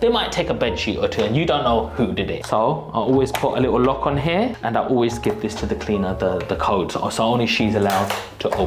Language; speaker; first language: English; native; English